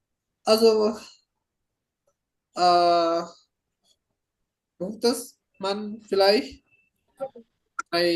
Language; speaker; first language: German; non-native, fluent; Indonesian